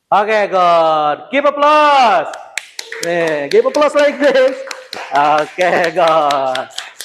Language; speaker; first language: English; non-native, learner; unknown